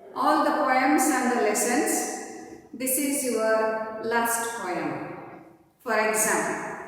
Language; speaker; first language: English; non-native, local second language; Kannada